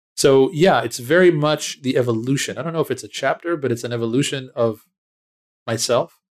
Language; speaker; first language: English; native; English